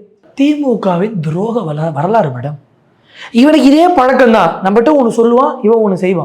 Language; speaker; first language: Tamil; native; Tamil